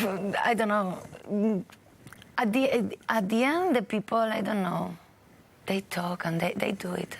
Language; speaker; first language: English; non-native, learner; Catalan